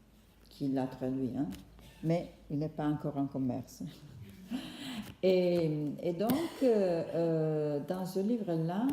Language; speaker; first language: French; non-native, fluent; Italian